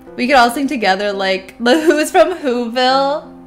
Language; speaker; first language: English; native; English